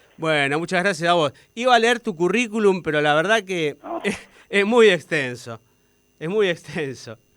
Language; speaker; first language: Spanish; native; Spanish